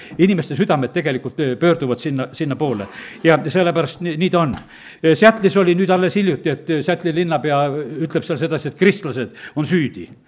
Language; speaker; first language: Estonian; native; Estonian